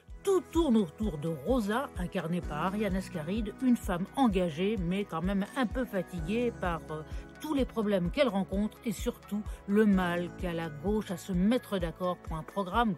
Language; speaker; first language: French; native; French